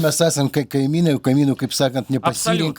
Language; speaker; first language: Lithuanian; native; Lithuanian